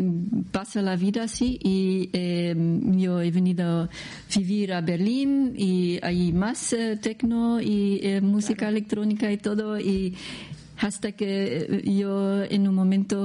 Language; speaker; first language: Spanish; non-native, learner; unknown